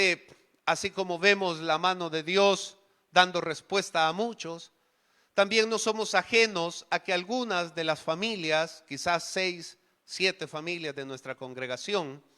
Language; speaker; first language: Spanish; native; Spanish